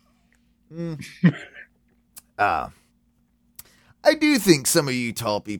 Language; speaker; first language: English; native; English